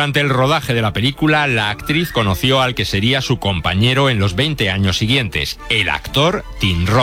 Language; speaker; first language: Spanish; native; Spanish